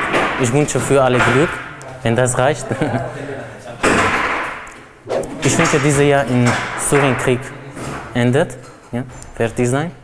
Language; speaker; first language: German; non-native, learner; Arabic